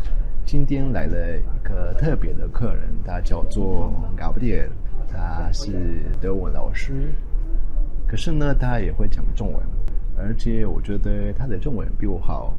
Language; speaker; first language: Chinese; non-native, fluent; Spanish